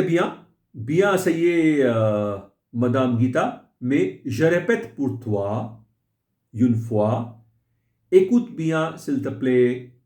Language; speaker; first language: French; non-native, fluent; Hindi